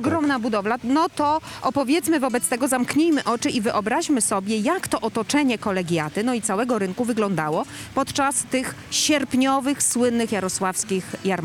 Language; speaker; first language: Polish; native; Polish